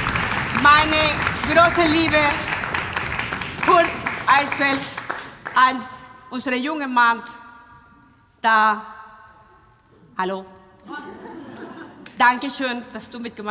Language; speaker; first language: German; non-native, fluent; Spanish